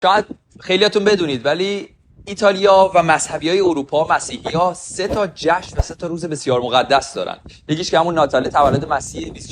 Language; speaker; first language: Persian; native; Persian